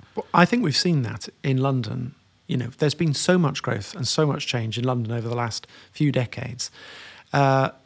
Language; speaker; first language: English; native; English